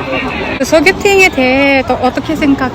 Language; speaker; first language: Korean; non-native, learner; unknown